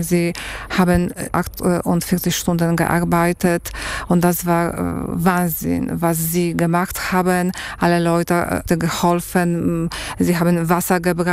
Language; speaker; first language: German; non-native, fluent; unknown